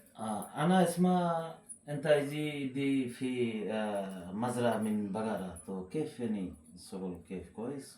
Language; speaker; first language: Arabic; non-native, learner; Bangla